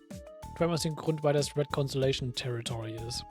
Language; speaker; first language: German; native; German